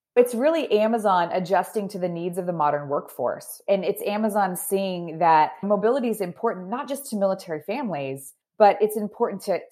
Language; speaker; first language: English; native; English